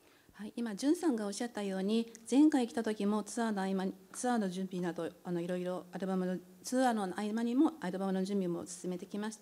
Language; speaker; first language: Japanese; native; Japanese